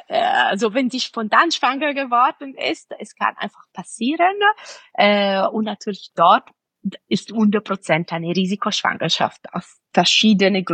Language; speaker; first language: German; non-native, fluent; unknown